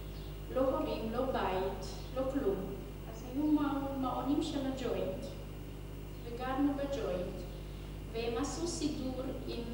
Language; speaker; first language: Hebrew; non-native, fluent; Hungarian